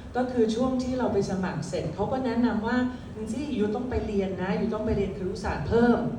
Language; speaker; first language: Thai; early bilingual, other home language; Cantonese